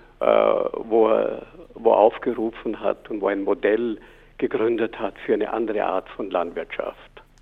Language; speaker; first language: German; native; German